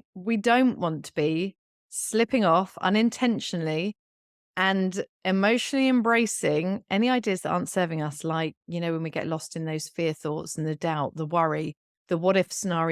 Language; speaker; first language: English; native; English